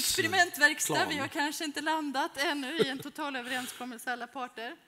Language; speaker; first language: Swedish; native; Swedish